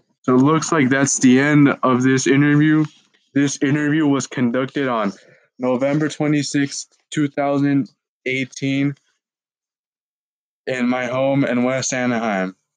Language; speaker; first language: English; early bilingual, other home language; Spanish